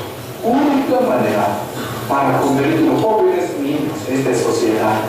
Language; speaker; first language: Spanish; non-native, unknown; Korean